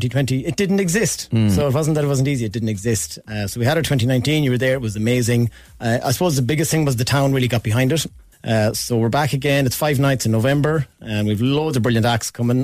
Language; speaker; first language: English; native; English